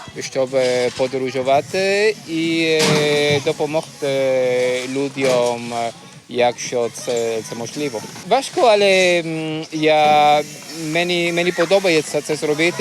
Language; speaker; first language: Ukrainian; non-native, learner; Spanish